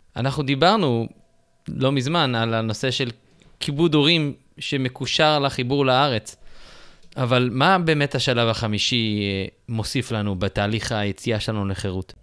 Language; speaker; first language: Hebrew; native; Hebrew